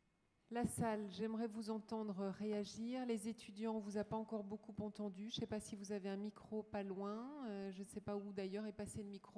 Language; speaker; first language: French; native; French